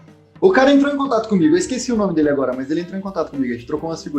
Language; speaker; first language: Portuguese; native; Portuguese